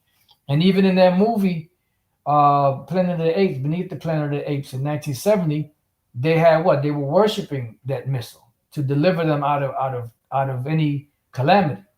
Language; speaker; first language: English; native; English